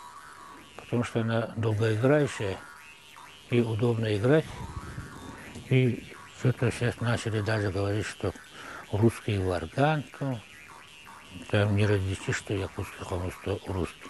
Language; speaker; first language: Russian; non-native, local second language; Yakut